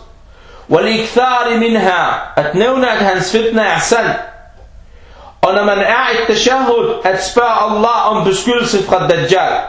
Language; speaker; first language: Danish; early bilingual, other home language; Arabic